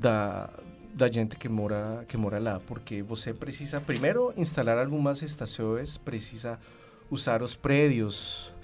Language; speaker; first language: Portuguese; non-native, fluent; Spanish